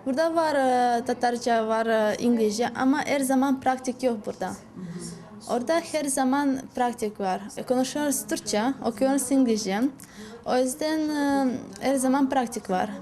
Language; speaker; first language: Turkish; non-native, learner; Crimean Tatar